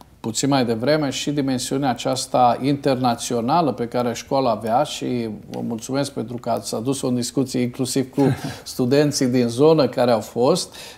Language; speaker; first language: Romanian; native; Romanian